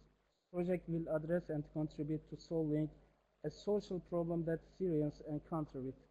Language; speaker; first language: English; non-native, fluent; Turkish